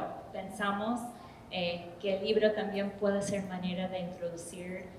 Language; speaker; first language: Spanish; early bilingual, heritage; English